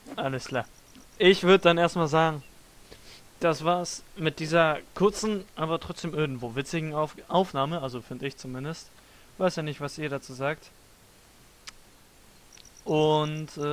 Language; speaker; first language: German; native; German